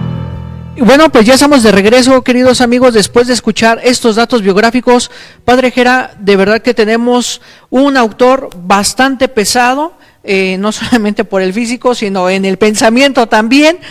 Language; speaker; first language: Spanish; native; Spanish